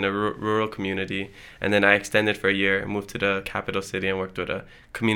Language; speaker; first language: English; early bilingual, other home language; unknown